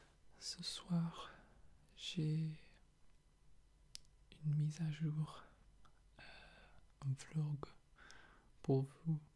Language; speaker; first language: French; non-native, fluent; English